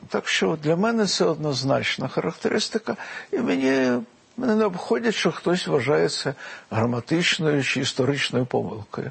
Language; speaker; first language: Ukrainian; non-native, local second language; Russian